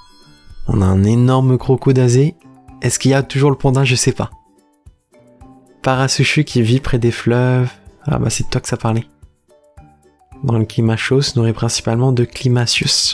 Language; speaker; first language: French; native; French